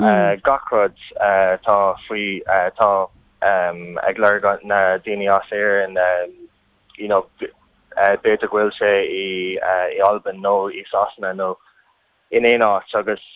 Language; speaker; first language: Irish; non-native, learner; English